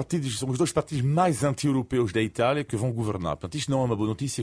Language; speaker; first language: Portuguese; non-native, fluent; French